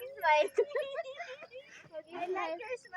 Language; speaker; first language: English; non-native, local second language; Filipino